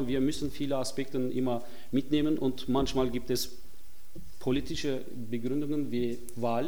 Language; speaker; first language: German; non-native, fluent; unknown